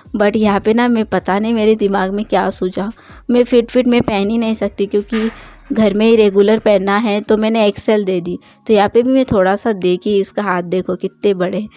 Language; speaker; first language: Hindi; non-native, local second language; Bangla